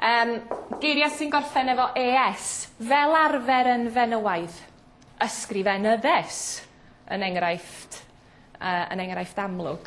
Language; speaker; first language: Welsh; native; Welsh